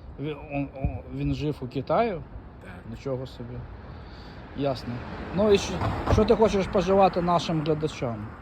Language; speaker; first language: Ukrainian; non-native, local second language; Russian